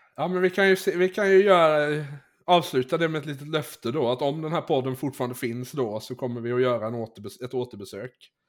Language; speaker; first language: Swedish; native; Swedish